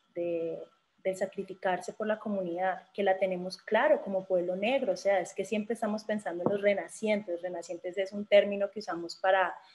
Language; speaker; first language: Spanish; native; Spanish